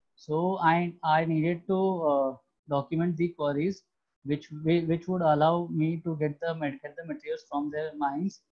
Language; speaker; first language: English; non-native, local second language; Hindi